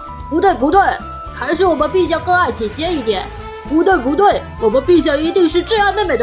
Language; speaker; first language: Chinese; native; Chinese